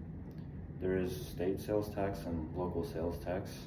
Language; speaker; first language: English; native; English